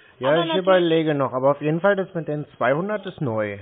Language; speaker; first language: German; native; German